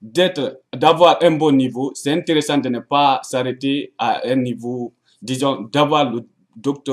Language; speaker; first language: French; non-native, local second language; Arabic